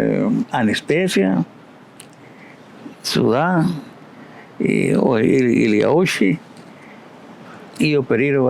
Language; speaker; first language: Russian; non-native, learner; Spanish